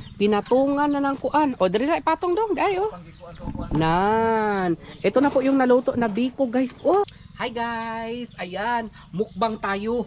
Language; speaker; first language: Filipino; non-native, local second language; Cebuano